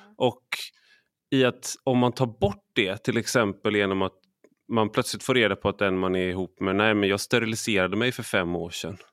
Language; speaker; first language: Swedish; native; Swedish